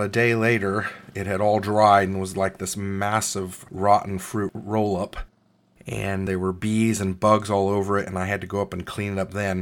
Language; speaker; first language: English; native; English